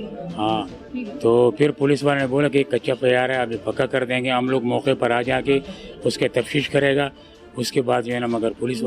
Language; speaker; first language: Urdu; non-native, local second language; Pashto